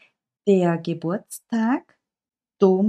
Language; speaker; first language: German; non-native, fluent; Turkish